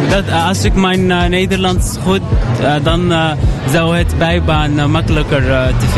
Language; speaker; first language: Dutch; non-native, learner; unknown